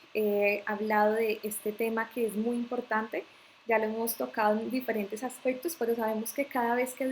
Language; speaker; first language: Spanish; native; Spanish